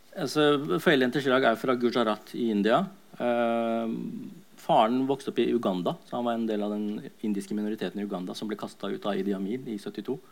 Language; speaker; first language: Norwegian; early bilingual, other home language; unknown